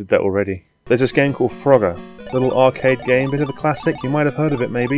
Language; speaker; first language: English; native; English